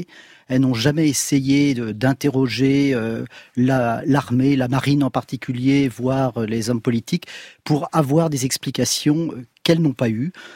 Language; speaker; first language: French; native; French